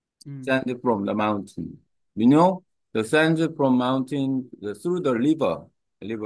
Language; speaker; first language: English; non-native, learner; Korean